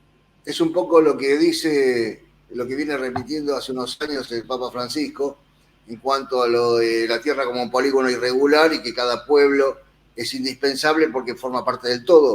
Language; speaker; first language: Spanish; native; Spanish